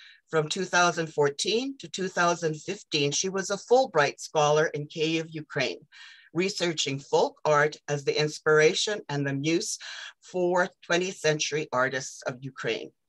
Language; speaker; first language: English; early bilingual, other home language; Ukrainian